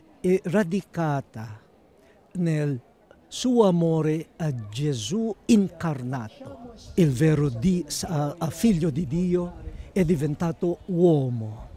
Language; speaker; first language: Italian; non-native, fluent; Filipino